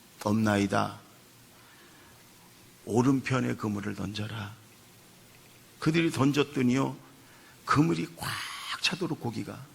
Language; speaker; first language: Korean; native; Korean